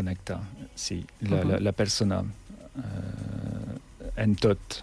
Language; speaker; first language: Catalan; non-native, learner; French